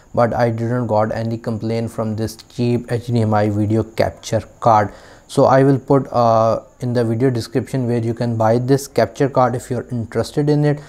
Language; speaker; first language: English; non-native, local second language; Urdu